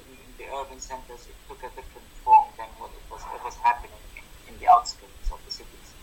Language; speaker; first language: English; non-native, fluent; Arabic